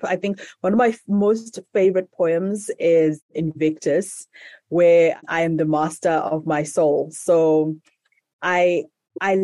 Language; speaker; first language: English; non-native, local second language; Shona